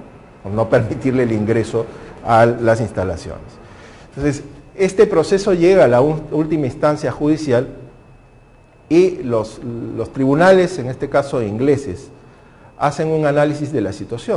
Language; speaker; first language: Spanish; native; Spanish